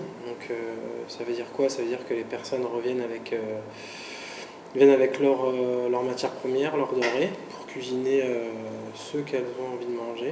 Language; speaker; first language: French; native; French